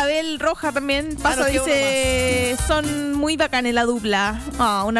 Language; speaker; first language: Spanish; native; Spanish